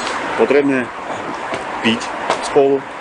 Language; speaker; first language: Slovak; non-native, learner; Russian